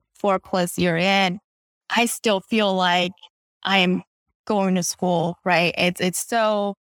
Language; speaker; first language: English; non-native, fluent; Chinese